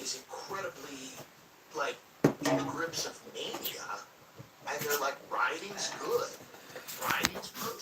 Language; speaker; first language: English; native; English